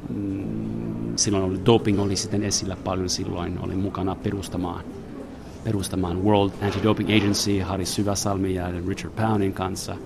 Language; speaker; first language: Finnish; non-native, fluent; French